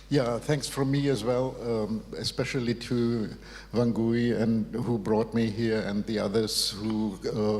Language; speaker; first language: English; non-native, fluent; German